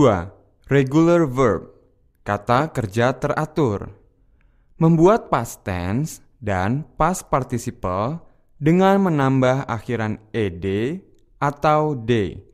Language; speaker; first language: Indonesian; native; Indonesian